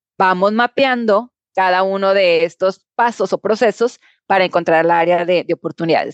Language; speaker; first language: Spanish; native; Spanish